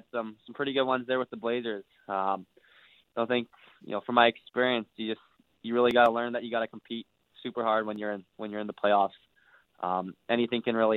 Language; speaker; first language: English; native; English